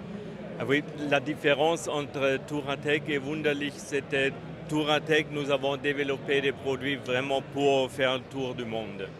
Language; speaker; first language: French; non-native, fluent; German